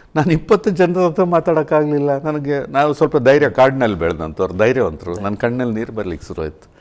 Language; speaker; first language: Kannada; early bilingual, heritage; Kannada